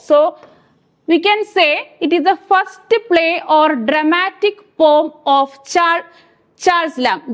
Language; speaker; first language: English; non-native, local second language; Malayalam